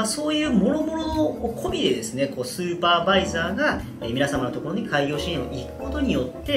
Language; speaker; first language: Japanese; native; Japanese